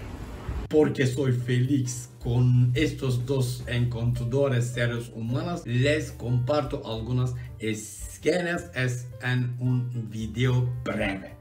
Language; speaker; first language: Spanish; non-native, learner; Turkish